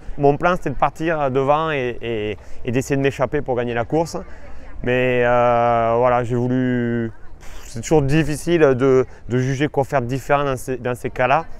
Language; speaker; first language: French; native; French